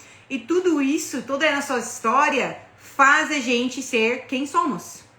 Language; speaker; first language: Portuguese; non-native, fluent; English